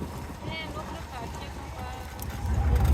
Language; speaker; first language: French; non-native, local second language; Malagasy